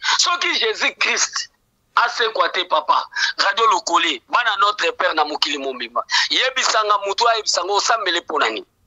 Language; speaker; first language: Lingala; non-native, local second language; Kongo